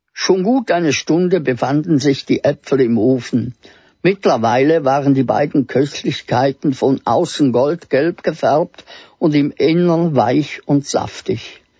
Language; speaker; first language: German; native; German